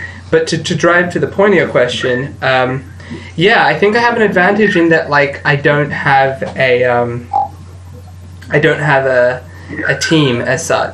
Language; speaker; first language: English; native; English